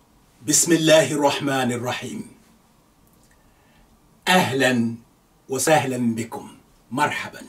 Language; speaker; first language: Arabic; non-native, fluent; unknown